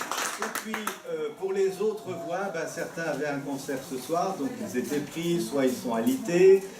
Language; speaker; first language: French; early bilingual, other home language; Italian